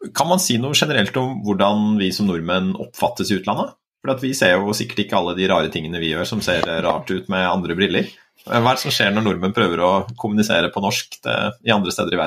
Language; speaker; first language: Norwegian; native; Norwegian